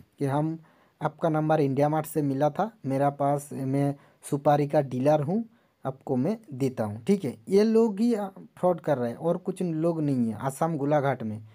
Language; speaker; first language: Hindi; non-native, local second language; Bangla